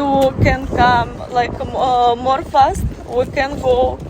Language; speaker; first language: English; non-native, learner; Russian